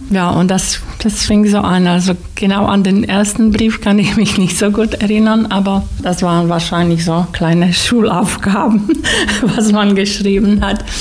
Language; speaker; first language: German; non-native, fluent; Slovak